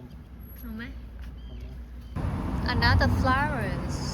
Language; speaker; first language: English; non-native, learner; Thai